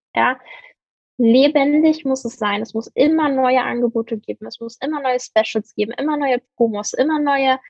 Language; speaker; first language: German; native; German